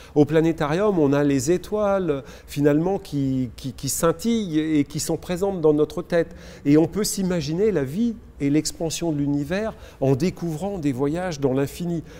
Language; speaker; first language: French; native; French